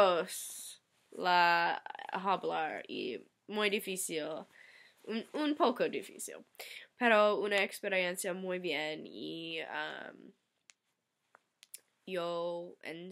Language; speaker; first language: Spanish; non-native, learner; English